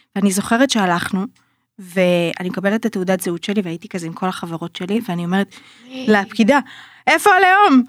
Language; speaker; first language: Hebrew; early bilingual, other home language; Russian